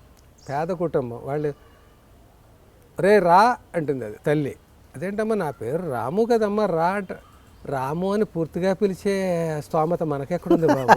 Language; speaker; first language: Telugu; native; Telugu